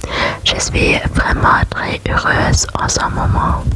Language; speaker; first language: French; non-native, learner; German